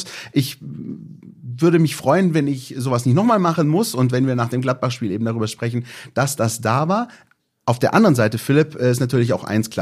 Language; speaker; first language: German; native; German